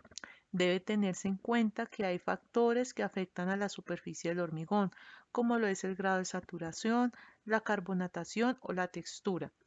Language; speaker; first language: Spanish; native; Spanish